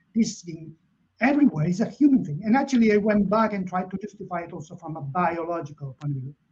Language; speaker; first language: English; non-native, fluent; Catalan